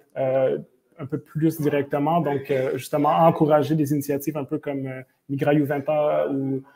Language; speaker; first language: French; native; French